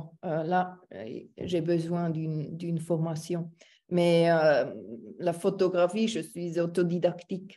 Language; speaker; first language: French; non-native, local second language; German